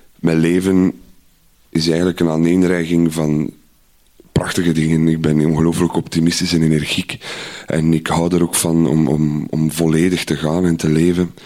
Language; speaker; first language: Dutch; native; Dutch